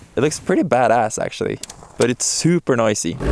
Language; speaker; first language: English; non-native, fluent; Norwegian